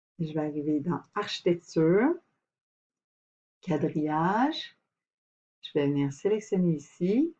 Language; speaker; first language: French; native; French